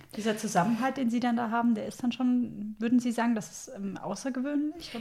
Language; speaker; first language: German; native; German